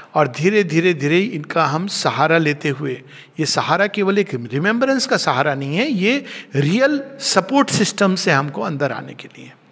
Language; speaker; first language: Hindi; native; Hindi